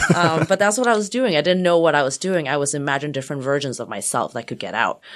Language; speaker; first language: English; non-native, local second language; Cantonese